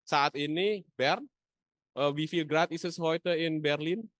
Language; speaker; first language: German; non-native, fluent; Indonesian